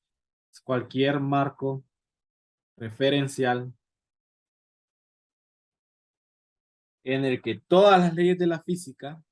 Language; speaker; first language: Spanish; native; Spanish